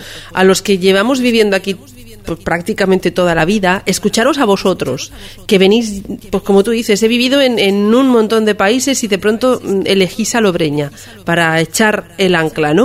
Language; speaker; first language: Spanish; native; Spanish